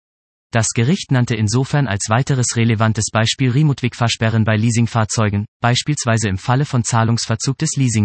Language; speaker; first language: German; native; German